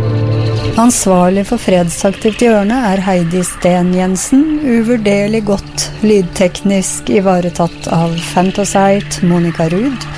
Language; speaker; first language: Norwegian; native; Norwegian